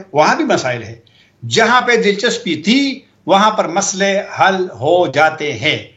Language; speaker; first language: Urdu; non-native, local second language; Pashto